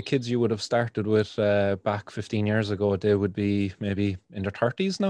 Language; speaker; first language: English; native; English